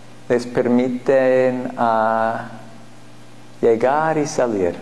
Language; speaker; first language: Spanish; non-native, fluent; English